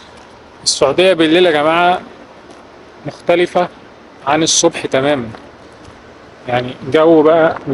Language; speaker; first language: Arabic; native; Arabic